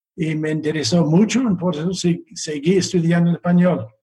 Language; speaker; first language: Spanish; non-native, fluent; English